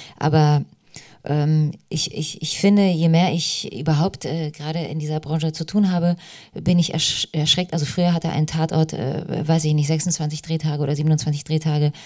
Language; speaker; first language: German; early bilingual, other home language; Polish